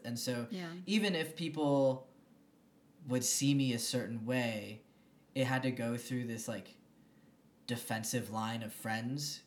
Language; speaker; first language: English; native; English